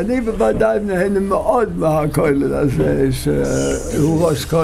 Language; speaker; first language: Hebrew; non-native, fluent; English